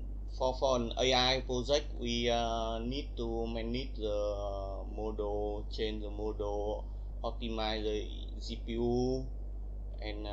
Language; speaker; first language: English; non-native, learner; Vietnamese